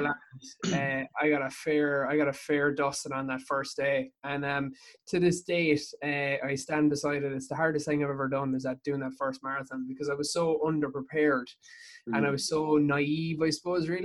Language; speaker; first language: English; native; English